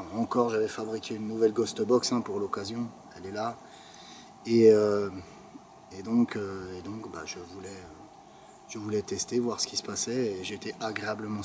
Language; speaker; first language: French; native; French